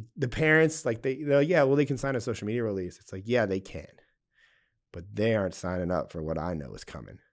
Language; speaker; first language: English; native; English